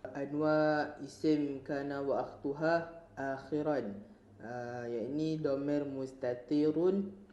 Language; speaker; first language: Arabic; non-native, learner; Malay